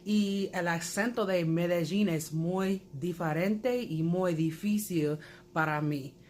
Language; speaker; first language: Spanish; non-native, learner; English